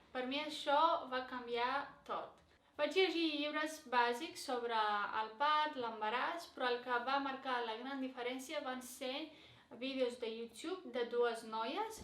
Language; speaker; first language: Catalan; non-native, fluent; Greek